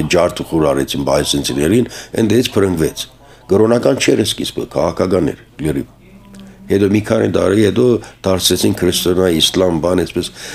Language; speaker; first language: Armenian; early bilingual, heritage; Armenian